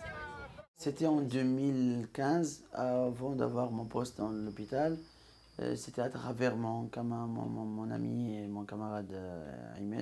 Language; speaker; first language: French; non-native, local second language; Arabic